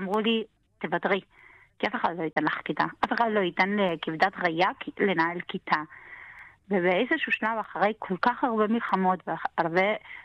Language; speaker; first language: Hebrew; non-native, fluent; Spanish